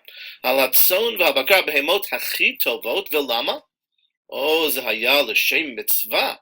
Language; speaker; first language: Hebrew; non-native, fluent; English